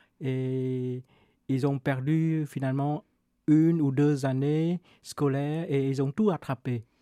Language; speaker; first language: French; non-native, fluent; Vietnamese